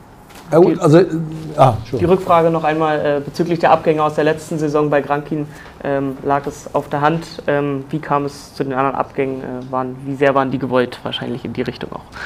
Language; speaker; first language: German; native; German